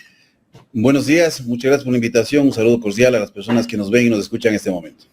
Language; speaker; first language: Spanish; native; Spanish